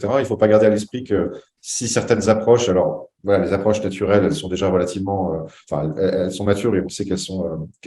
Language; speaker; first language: French; native; French